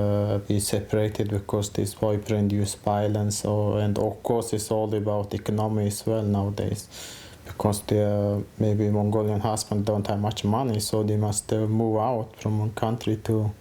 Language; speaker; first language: English; non-native, fluent; Mongolian